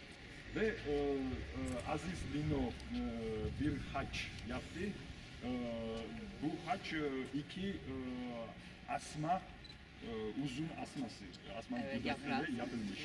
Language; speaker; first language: Turkish; non-native, learner; Georgian